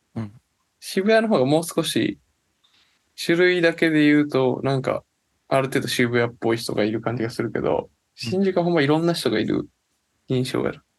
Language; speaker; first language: Japanese; native; Japanese